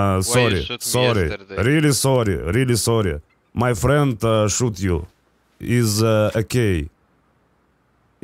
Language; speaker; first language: English; non-native, learner; Russian